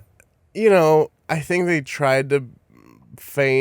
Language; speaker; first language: English; native; English